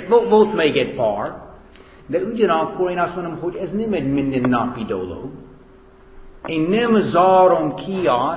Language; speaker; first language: Hungarian; non-native, fluent; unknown